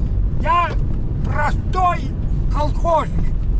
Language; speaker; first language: Russian; native; Russian